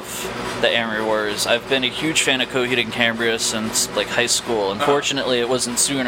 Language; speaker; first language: English; native; English